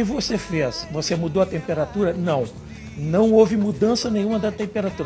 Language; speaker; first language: Portuguese; native; Portuguese